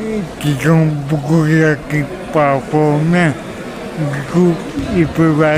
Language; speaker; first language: French; early bilingual, other home language; Gujarati